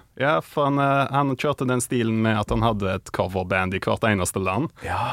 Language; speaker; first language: Norwegian; early bilingual, other home language; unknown